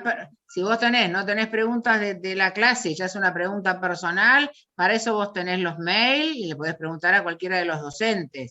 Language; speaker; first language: Spanish; native; Spanish